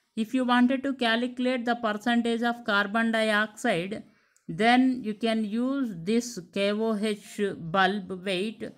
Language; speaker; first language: English; non-native, local second language; Telugu